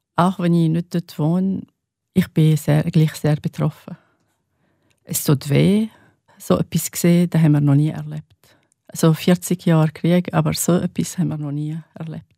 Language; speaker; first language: German; non-native, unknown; Arabic